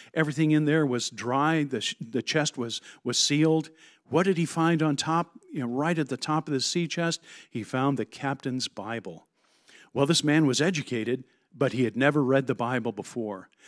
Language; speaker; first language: English; native; English